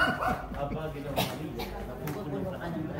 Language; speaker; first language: Filipino; native; Filipino